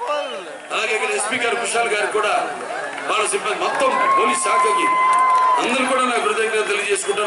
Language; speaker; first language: Telugu; native; Telugu